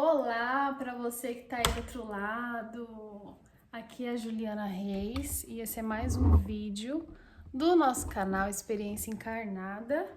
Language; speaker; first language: Portuguese; native; Portuguese